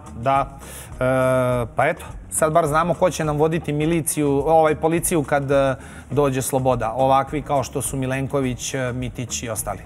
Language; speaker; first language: Serbian; native; Serbian